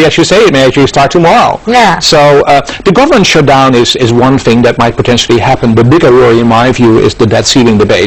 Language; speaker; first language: English; non-native, fluent; Dutch